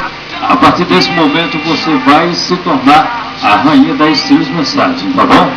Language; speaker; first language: Portuguese; native; Portuguese